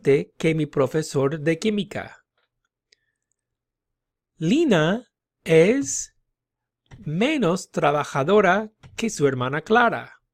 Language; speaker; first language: Spanish; non-native, fluent; English